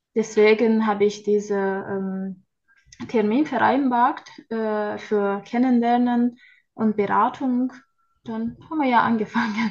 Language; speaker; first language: German; non-native, fluent; Turkish